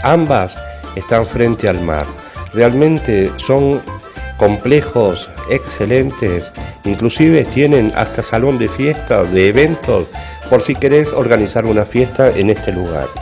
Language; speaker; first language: Spanish; native; Spanish